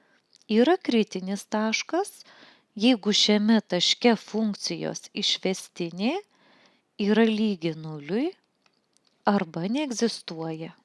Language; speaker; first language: Lithuanian; native; Lithuanian